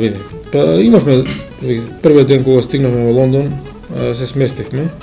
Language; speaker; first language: Macedonian; native; Macedonian